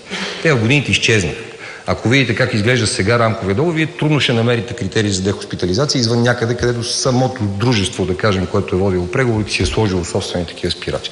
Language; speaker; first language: Bulgarian; native; Bulgarian